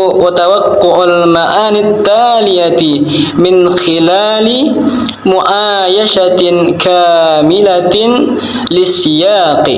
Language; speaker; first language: Arabic; non-native, learner; Indonesian